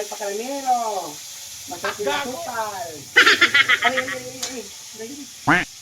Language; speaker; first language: Filipino; non-native, local second language; Hiligaynon